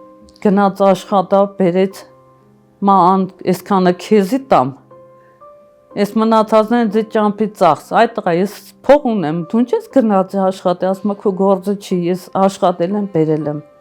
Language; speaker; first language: Armenian; native; Armenian